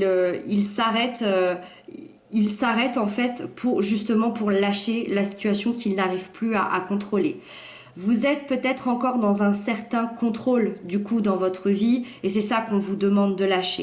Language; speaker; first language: French; native; French